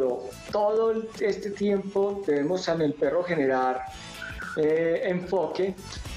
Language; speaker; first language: Spanish; native; Spanish